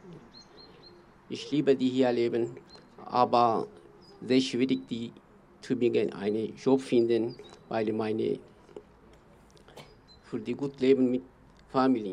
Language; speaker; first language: German; non-native, learner; Kurdish